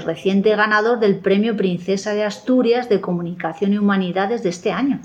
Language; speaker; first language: Spanish; native; Spanish